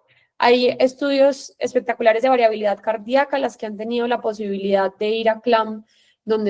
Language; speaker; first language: Spanish; native; Spanish